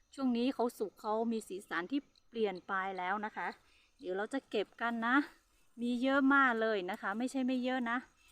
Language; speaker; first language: Thai; non-native, local second language; Hmong